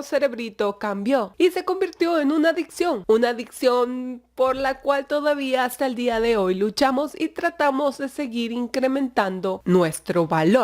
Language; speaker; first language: Spanish; native; Spanish